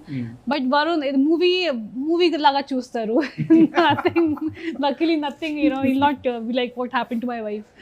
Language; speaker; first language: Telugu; non-native, local second language; Hindi